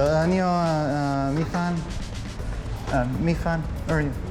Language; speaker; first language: Chinese; non-native, learner; English